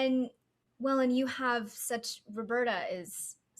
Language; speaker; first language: English; native; English